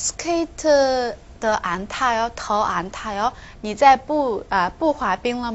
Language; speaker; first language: Korean; non-native, fluent; Chinese